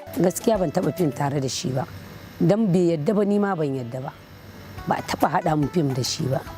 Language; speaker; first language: Hausa; native; Hausa